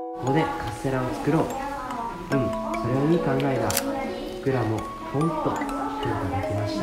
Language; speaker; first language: Japanese; native; Japanese